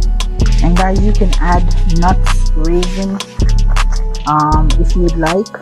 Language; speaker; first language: English; native; English